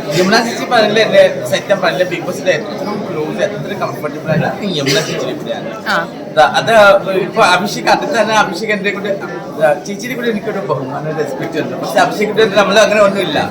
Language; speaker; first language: Malayalam; non-native, learner; Assamese